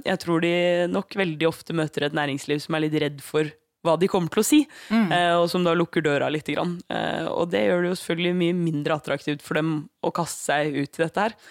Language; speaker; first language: Norwegian; native; Norwegian